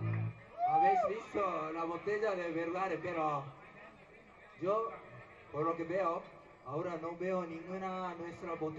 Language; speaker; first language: Spanish; non-native, learner; Japanese